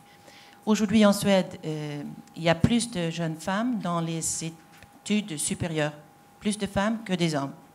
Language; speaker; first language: French; non-native, fluent; Swedish